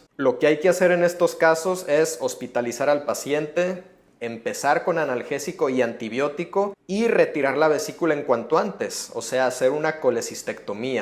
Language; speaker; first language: Spanish; native; Spanish